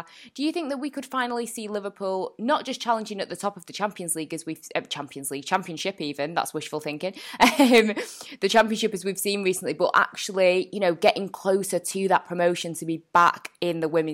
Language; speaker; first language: English; native; English